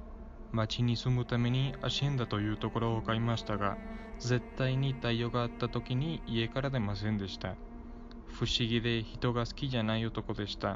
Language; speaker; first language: Japanese; non-native, learner; Spanish